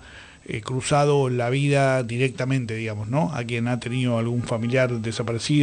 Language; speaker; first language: Spanish; native; Spanish